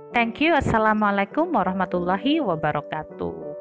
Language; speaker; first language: English; non-native, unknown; Indonesian